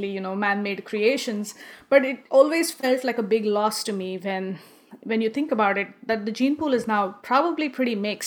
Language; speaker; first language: English; non-native, local second language; Marathi